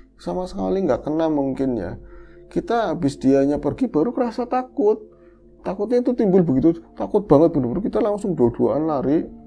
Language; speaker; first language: Indonesian; non-native, local second language; Javanese